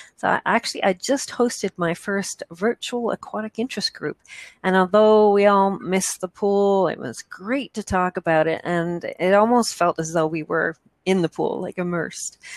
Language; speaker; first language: English; native; English